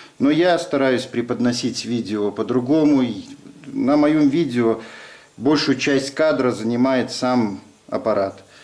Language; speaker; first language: Russian; native; Russian